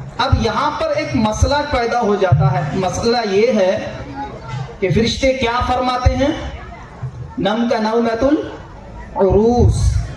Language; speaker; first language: Urdu; native; Urdu